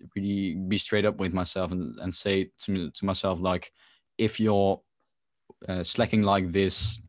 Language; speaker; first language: English; non-native, fluent; Dutch